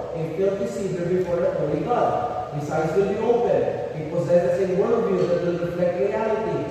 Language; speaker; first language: English; non-native, local second language; Filipino